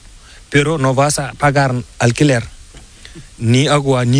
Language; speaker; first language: Spanish; non-native, learner; Fula